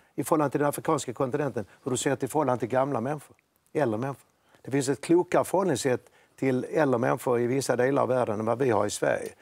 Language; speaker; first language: Swedish; native; Swedish